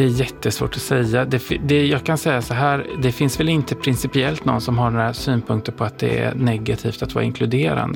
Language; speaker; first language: Swedish; native; Swedish